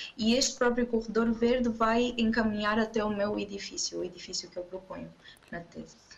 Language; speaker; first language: Portuguese; non-native, local second language; Kabuverdianu